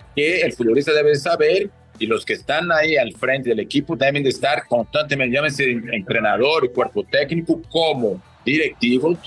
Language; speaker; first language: Spanish; early bilingual, other home language; Portuguese